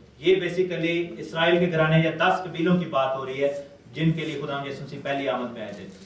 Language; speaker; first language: Urdu; non-native, local second language; Pashto